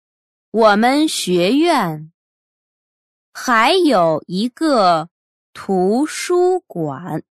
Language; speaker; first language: Chinese; non-native, learner; Russian